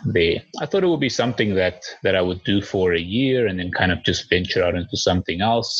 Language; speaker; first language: English; early bilingual, other home language; Spanish